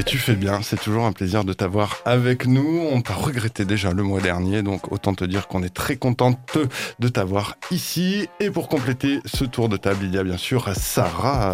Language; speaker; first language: French; native; French